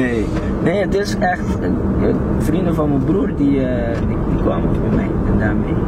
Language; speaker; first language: Dutch; non-native, local second language; Papiamento